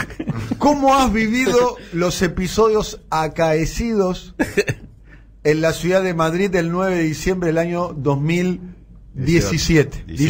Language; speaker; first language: Spanish; native; Spanish